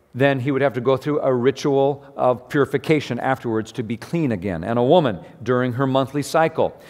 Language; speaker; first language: English; native; English